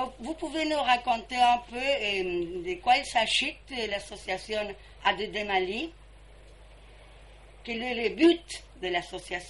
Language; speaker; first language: French; non-native, fluent; Spanish